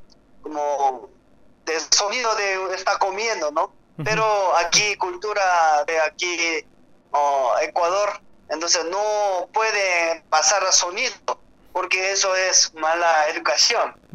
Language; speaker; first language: Spanish; non-native, learner; Korean